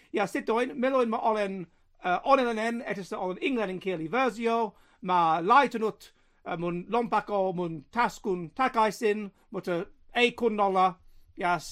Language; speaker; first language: Finnish; non-native, learner; English